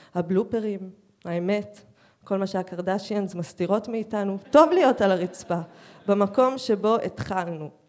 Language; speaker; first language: Hebrew; native; Hebrew